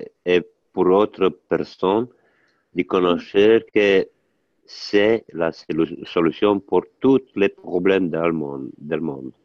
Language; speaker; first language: French; non-native, learner; Italian